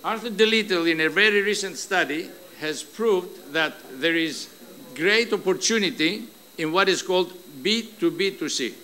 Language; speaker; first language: English; non-native, fluent; Greek